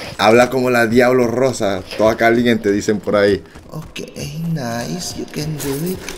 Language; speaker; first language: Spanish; non-native, fluent; Korean